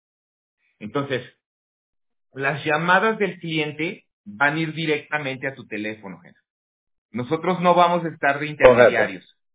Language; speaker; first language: Spanish; native; Spanish